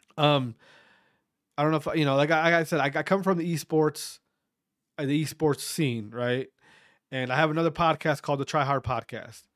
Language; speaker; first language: English; native; English